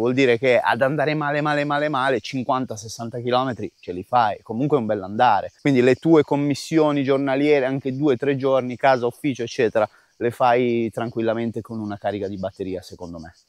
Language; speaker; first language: Italian; native; Italian